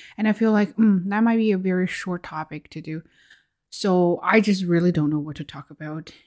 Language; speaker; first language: English; non-native, fluent; Chinese